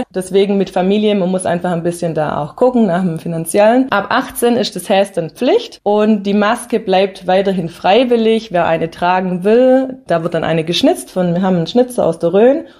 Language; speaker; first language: German; native; German